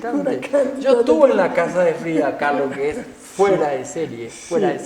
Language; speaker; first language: Spanish; native; Spanish